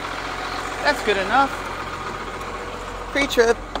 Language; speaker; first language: English; native; English